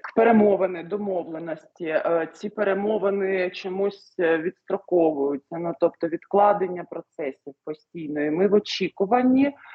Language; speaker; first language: Ukrainian; native; Ukrainian